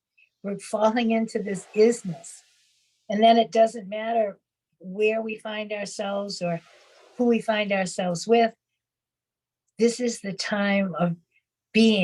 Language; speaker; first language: English; native; English